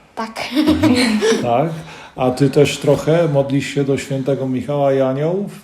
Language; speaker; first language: Polish; native; Polish